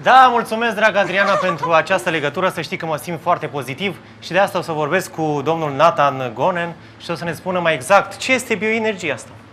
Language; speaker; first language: Romanian; native; Romanian